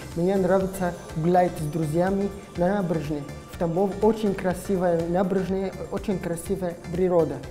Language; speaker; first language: Russian; non-native, learner; Arabic